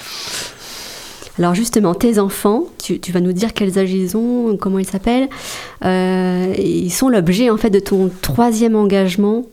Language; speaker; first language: French; native; French